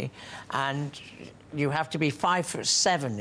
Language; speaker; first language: English; native; English